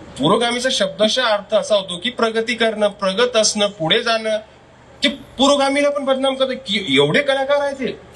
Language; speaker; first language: Marathi; non-native, local second language; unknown